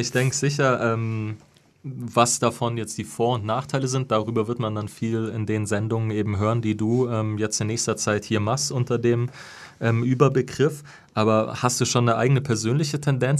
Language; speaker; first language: German; native; German